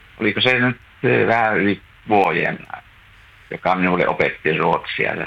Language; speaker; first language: Finnish; native; Finnish